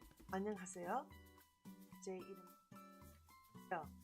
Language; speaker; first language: Korean; non-native, learner; English